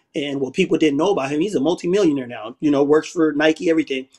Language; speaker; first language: English; native; English